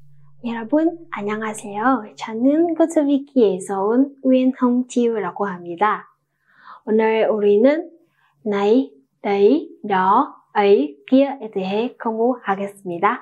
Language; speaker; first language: Korean; non-native, learner; Vietnamese